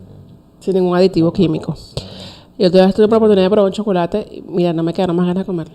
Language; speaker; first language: Spanish; native; Spanish